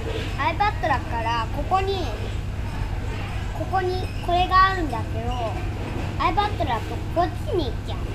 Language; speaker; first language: Japanese; early bilingual, heritage; Japanese